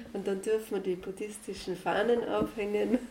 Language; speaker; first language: German; native; German